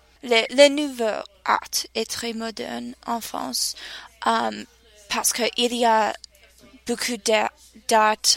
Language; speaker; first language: French; non-native, learner; English